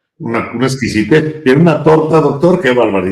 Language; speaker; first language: Spanish; native; Spanish